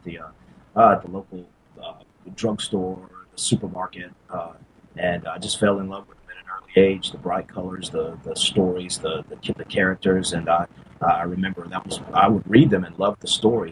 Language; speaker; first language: English; native; English